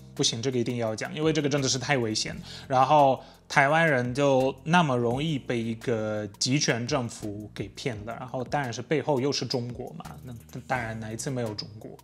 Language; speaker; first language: Chinese; non-native, fluent; Polish